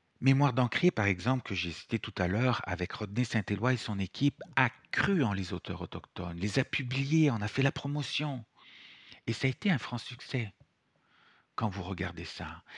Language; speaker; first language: French; non-native, fluent; Italian